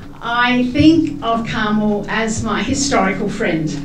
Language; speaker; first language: English; native; English